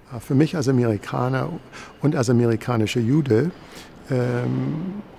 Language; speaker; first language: German; non-native, fluent; English